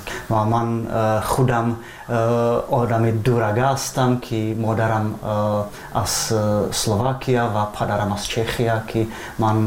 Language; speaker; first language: Persian; non-native, fluent; Czech